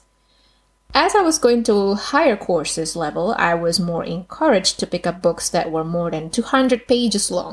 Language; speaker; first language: English; non-native, fluent; Indonesian